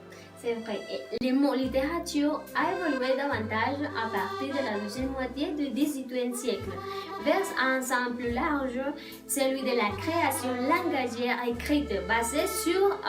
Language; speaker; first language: French; non-native, learner; Spanish